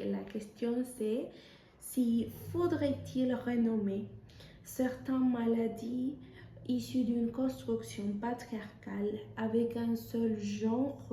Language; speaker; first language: French; non-native, fluent; Spanish